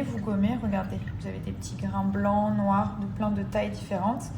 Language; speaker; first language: French; native; French